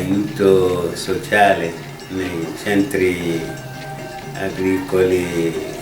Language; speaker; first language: Italian; non-native, fluent; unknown